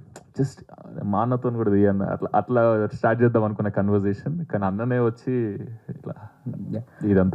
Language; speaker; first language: Telugu; native; Telugu